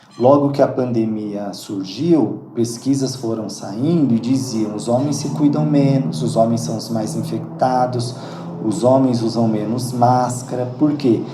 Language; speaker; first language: Portuguese; native; Portuguese